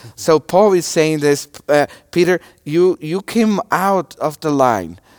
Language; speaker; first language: English; non-native, learner; Portuguese